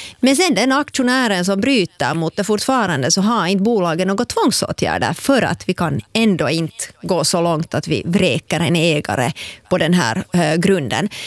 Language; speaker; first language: Swedish; native; Swedish